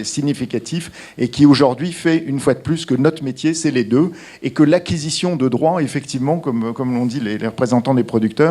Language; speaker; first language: French; native; French